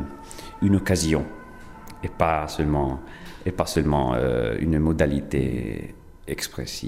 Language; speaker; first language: French; non-native, fluent; Italian